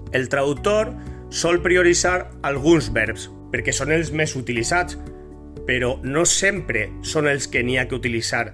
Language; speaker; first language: Catalan; native; Catalan